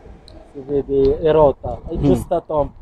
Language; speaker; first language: Italian; non-native, learner; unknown